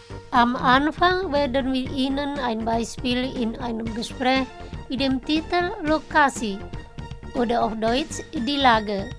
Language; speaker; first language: German; non-native, fluent; Indonesian